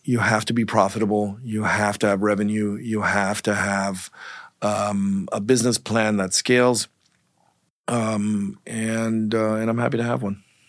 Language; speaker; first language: English; early bilingual, other home language; German